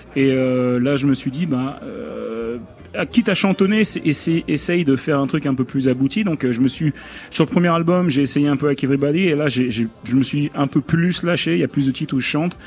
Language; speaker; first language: French; native; French